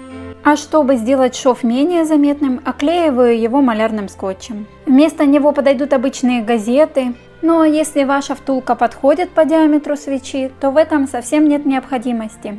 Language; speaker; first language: Russian; native; Russian